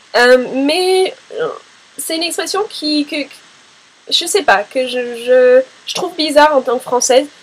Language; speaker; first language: French; native; French